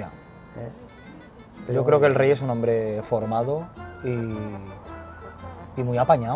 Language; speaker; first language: Spanish; native; Spanish